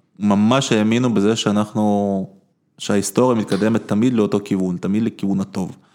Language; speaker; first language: Hebrew; early bilingual, other home language; Russian